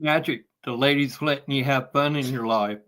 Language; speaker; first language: English; native; English